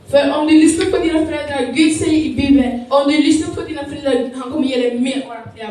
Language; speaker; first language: Swedish; early bilingual, other home language; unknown